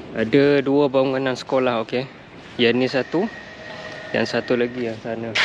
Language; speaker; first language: Malay; non-native, fluent; Western Cham